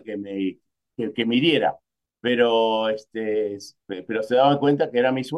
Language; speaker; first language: Spanish; native; Spanish